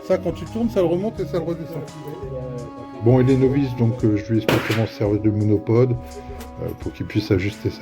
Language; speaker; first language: French; native; French